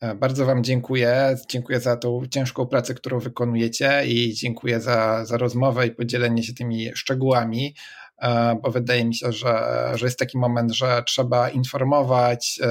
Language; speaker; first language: Polish; native; Polish